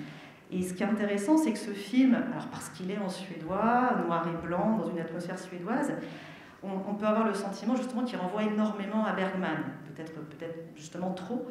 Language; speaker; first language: French; native; French